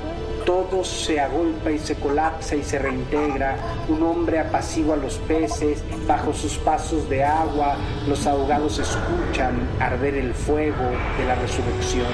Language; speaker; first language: Spanish; native; Spanish